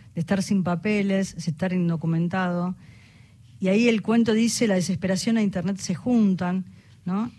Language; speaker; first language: Spanish; native; Spanish